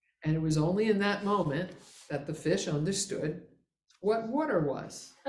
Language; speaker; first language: English; native; English